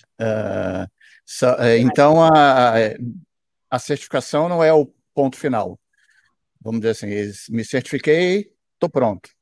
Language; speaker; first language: Portuguese; native; Portuguese